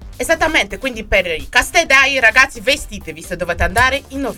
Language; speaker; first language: Italian; native; Italian